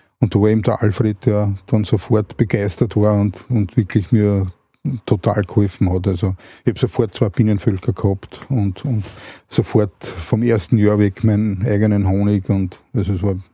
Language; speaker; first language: German; native; German